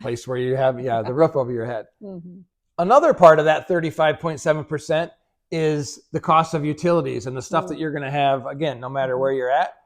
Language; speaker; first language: English; native; English